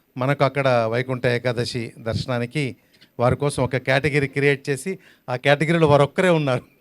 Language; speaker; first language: Telugu; native; Telugu